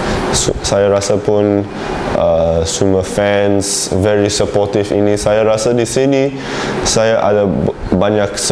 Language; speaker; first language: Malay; non-native, learner; English